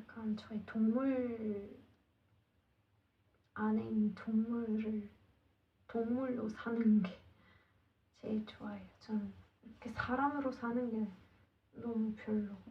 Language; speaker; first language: Korean; non-native, learner; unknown